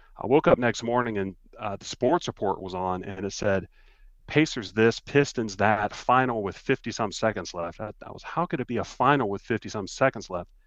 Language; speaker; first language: English; native; English